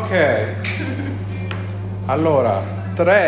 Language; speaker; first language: Italian; non-native, learner; English